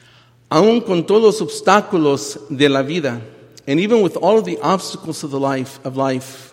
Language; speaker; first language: Spanish; early bilingual, heritage; Spanish